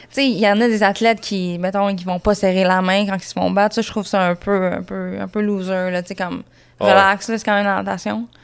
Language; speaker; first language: French; native; French